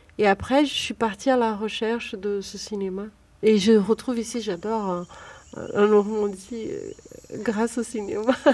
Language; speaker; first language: French; non-native, fluent; Portuguese